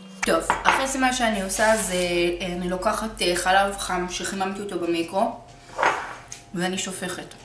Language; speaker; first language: Hebrew; native; Hebrew